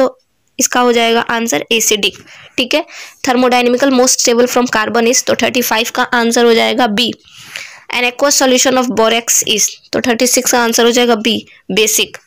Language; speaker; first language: Hindi; native; Hindi